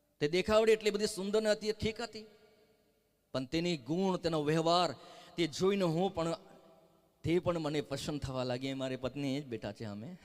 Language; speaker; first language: Gujarati; non-native, local second language; Gamit